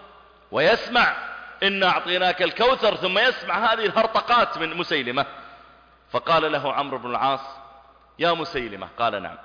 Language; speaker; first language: Arabic; native; Arabic